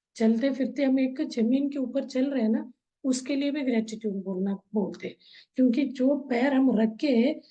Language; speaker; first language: Hindi; non-native, local second language; Kannada